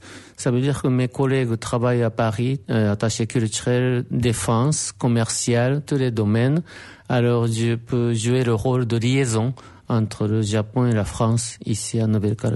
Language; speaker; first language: French; non-native, fluent; Japanese